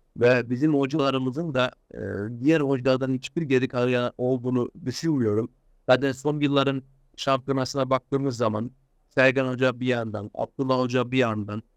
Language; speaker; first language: Turkish; early bilingual, heritage; Turkish